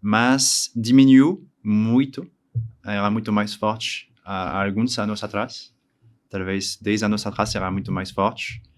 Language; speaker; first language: Portuguese; non-native, learner; French